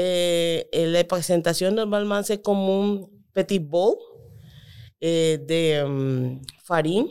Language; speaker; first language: French; non-native, learner; Spanish